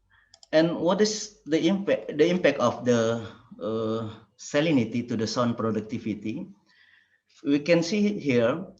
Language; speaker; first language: English; non-native, learner; Indonesian